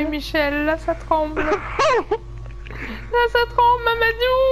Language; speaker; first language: French; native; French